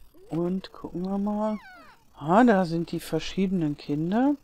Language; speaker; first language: German; native; German